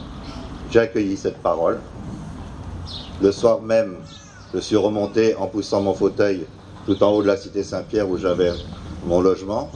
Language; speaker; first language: French; native; French